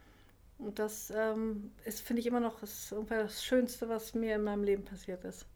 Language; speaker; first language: German; native; German